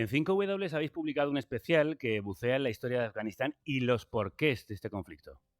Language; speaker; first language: Spanish; native; Spanish